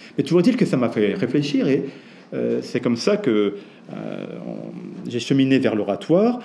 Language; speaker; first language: French; native; French